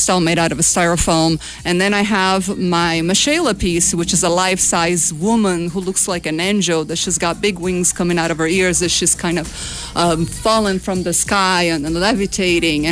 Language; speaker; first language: English; non-native, fluent; Portuguese